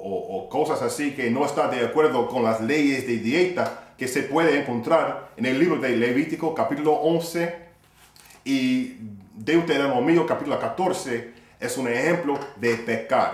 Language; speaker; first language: Spanish; non-native, fluent; English